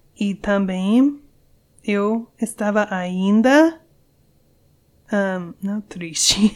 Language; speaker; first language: Portuguese; non-native, learner; English